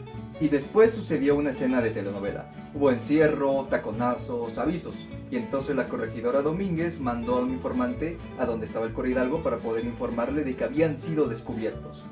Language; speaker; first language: Spanish; native; Spanish